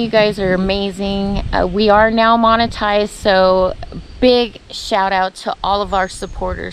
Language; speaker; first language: English; native; English